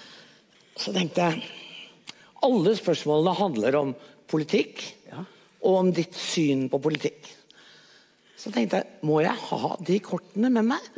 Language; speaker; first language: Norwegian; native; Norwegian